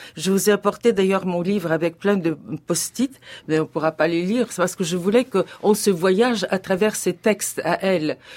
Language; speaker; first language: French; non-native, fluent; Bulgarian